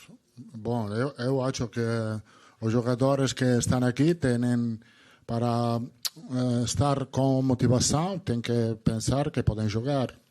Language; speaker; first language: Portuguese; non-native, learner; Italian